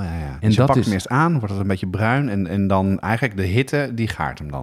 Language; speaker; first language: Dutch; native; Dutch